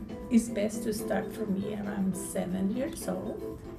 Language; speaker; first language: English; non-native, fluent; Spanish